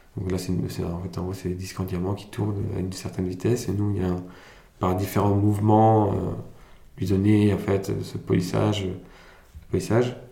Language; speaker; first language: French; early bilingual, other home language; Italian